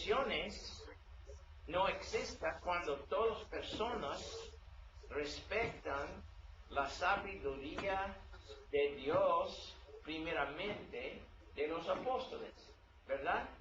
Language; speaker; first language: Spanish; non-native, learner; English